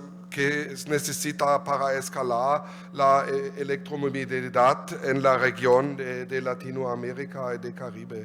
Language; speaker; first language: Spanish; non-native, learner; German